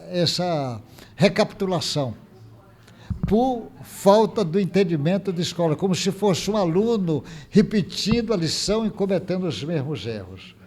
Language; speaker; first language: Portuguese; native; Portuguese